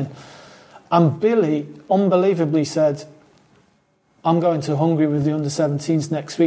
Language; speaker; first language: English; native; English